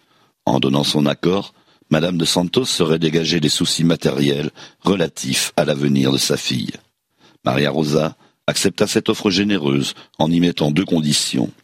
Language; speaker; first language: French; native; French